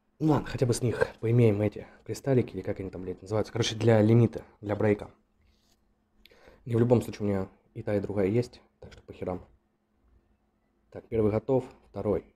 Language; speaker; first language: Russian; native; Russian